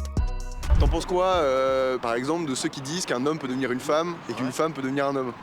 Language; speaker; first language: French; native; French